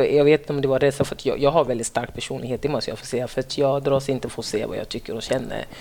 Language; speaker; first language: Swedish; non-native, fluent; French